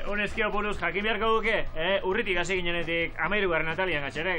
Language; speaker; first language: Basque; native; Basque